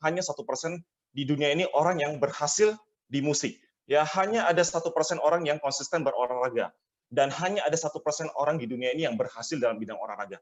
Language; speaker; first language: Indonesian; native; Indonesian